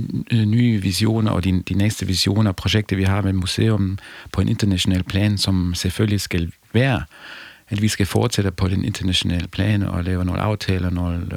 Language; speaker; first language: Danish; non-native, fluent; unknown